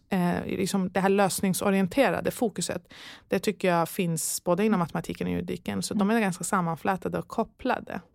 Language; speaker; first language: Swedish; early bilingual, other home language; Persian